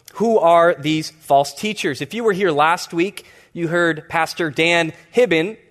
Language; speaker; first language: English; native; English